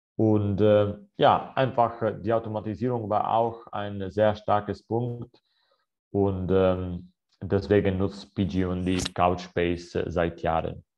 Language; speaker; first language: German; non-native, fluent; Italian